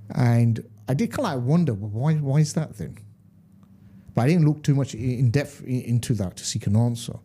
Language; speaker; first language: English; early bilingual, other home language; Hindi